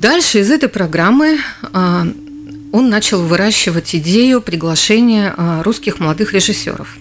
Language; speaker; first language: Russian; native; Russian